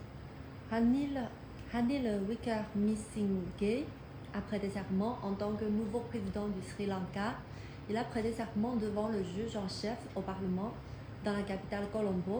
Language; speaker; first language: French; non-native, fluent; Chinese